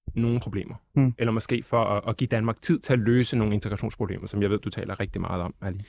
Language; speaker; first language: Danish; native; Danish